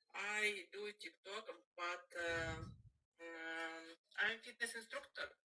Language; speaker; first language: English; non-native, learner; Russian